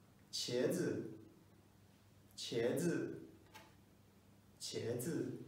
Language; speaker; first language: Chinese; non-native, fluent; Kazakh